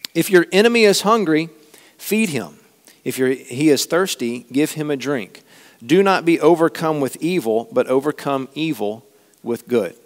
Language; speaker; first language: English; native; English